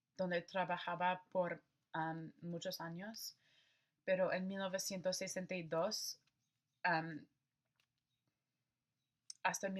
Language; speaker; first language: Spanish; non-native, learner; English